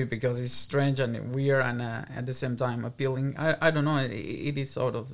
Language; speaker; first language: English; non-native, fluent; Portuguese